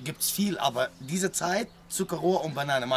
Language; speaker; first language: German; non-native, learner; Arabic